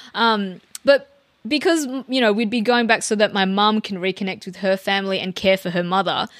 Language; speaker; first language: English; early bilingual, other home language; Filipino